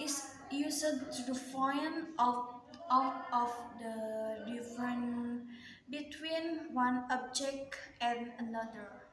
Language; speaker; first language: English; non-native, learner; Indonesian